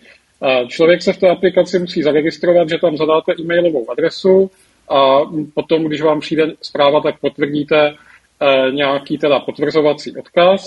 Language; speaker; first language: Czech; native; Czech